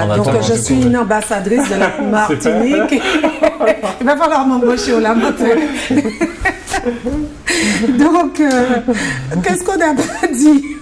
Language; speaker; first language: French; native; French